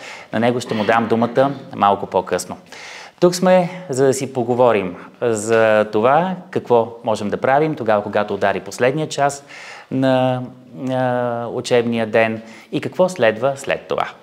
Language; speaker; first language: Bulgarian; native; Bulgarian